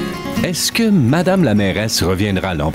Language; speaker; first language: French; native; French